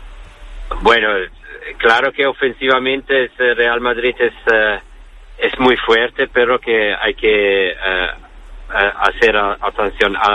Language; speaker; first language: Spanish; non-native, learner; Italian